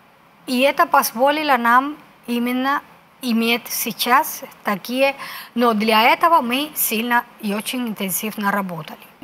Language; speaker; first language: Russian; non-native, fluent; Spanish